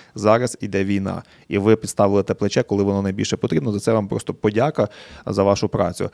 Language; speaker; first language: Ukrainian; native; Ukrainian